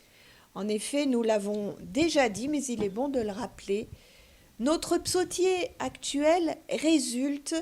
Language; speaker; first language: French; native; French